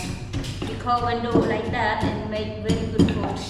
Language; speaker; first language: English; non-native, learner; Khmer